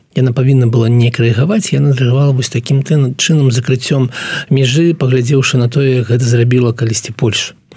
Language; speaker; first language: Belarusian; non-native, local second language; Russian